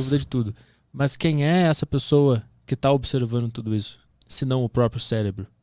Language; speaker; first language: Portuguese; native; Portuguese